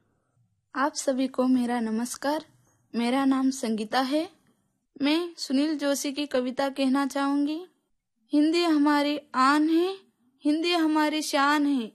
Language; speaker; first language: Hindi; non-native, local second language; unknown